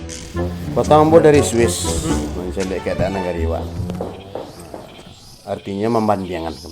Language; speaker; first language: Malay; non-native, local second language; Minangkabau